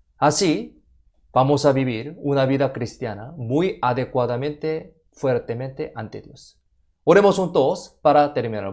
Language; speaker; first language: Spanish; non-native, fluent; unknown